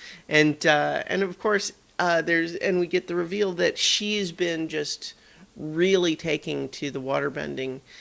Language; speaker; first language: English; native; English